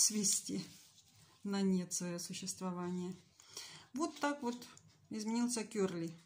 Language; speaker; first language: Russian; native; Russian